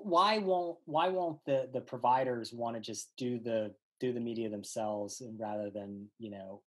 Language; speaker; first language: English; native; English